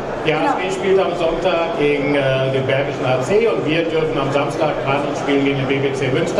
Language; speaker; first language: German; native; German